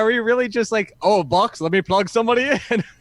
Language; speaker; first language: English; native; English